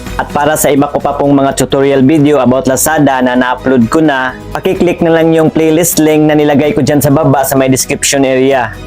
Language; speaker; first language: Filipino; native; Filipino